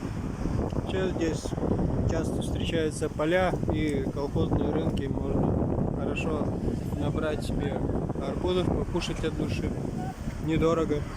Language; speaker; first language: Russian; native; Russian